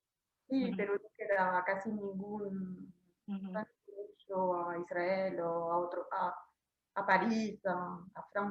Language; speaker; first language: Spanish; non-native, fluent; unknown